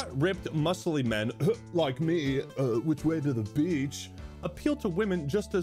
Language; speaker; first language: English; native; English